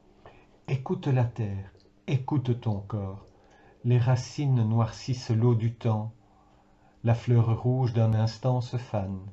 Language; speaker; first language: French; native; French